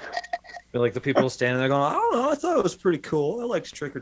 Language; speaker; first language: English; native; English